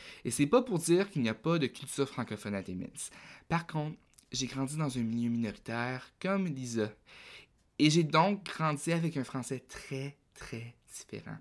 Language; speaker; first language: French; native; French